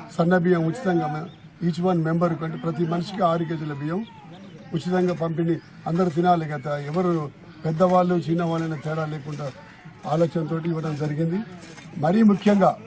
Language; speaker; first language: Telugu; native; Telugu